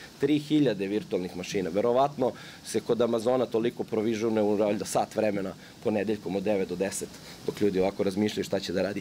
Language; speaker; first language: Serbian; native; Serbian